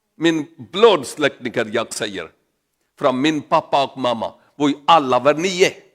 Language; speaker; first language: Swedish; non-native, learner; Urdu